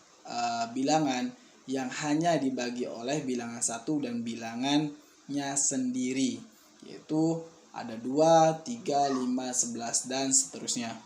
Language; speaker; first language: Indonesian; native; Indonesian